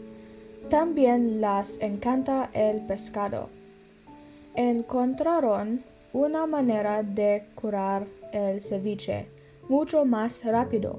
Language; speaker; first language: Spanish; non-native, learner; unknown